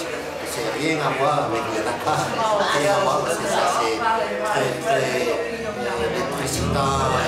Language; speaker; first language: French; non-native, learner; Catalan